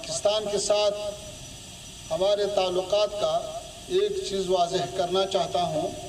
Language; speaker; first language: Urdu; non-native, fluent; Pashto